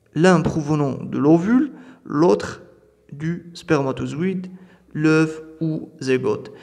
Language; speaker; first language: French; non-native, local second language; Arabic